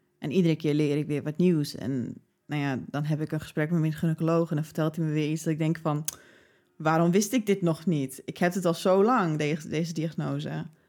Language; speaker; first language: Dutch; early bilingual, other home language; English